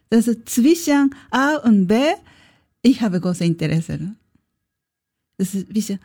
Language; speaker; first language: German; non-native, learner; Japanese